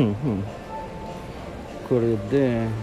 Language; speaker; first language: Japanese; non-native, learner; French